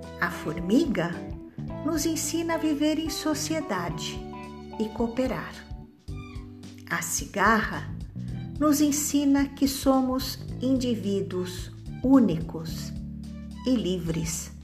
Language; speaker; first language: Portuguese; native; Portuguese